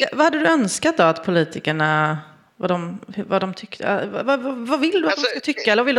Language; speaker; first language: Swedish; native; Swedish